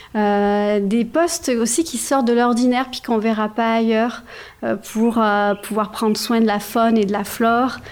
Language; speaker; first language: French; native; French